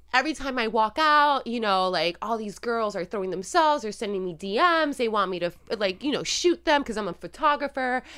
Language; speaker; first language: English; non-native, fluent; Spanish